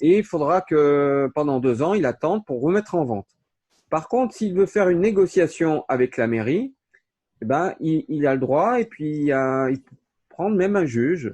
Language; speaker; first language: French; native; French